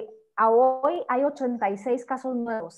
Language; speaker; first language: Spanish; native; Spanish